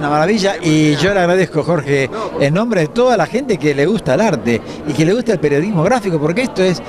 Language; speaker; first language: Spanish; native; Spanish